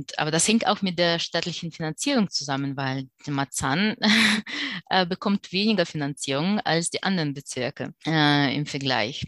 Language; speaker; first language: German; non-native, fluent; Russian